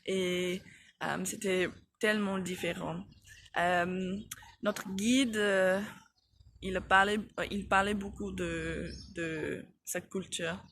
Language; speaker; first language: French; non-native, fluent; English